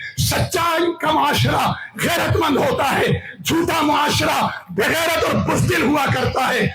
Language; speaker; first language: Urdu; non-native, local second language; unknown